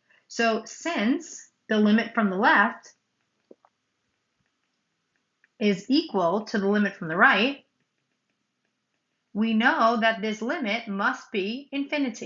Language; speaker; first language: English; native; English